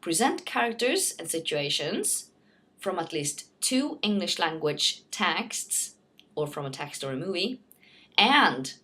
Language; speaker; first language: English; non-native, fluent; Norwegian